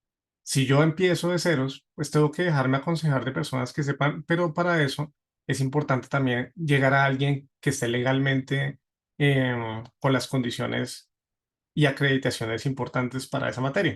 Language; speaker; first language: Spanish; native; Spanish